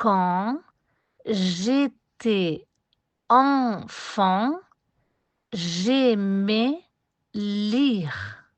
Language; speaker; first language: French; non-native, fluent; Spanish